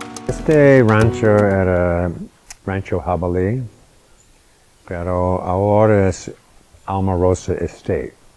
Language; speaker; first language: Spanish; non-native, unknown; English